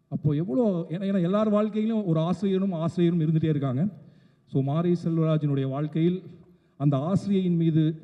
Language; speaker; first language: Tamil; native; Tamil